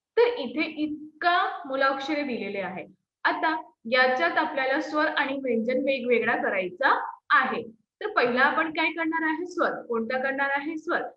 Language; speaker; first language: Marathi; non-native, local second language; Hindi